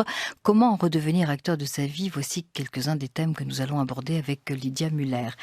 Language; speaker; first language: French; native; French